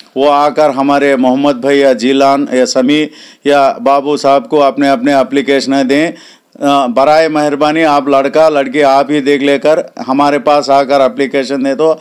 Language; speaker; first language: Hindi; non-native, local second language; Urdu